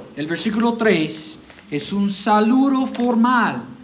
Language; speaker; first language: Spanish; non-native, fluent; English